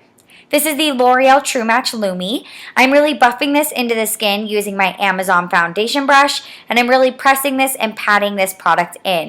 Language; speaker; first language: English; native; English